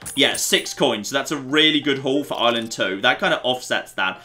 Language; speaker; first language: English; native; English